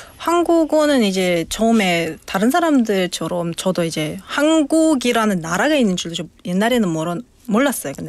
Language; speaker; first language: Korean; non-native, fluent; Uzbek